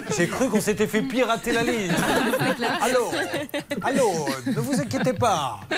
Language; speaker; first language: French; native; French